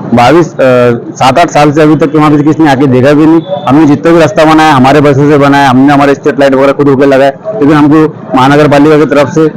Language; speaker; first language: Hindi; non-native, local second language; Urdu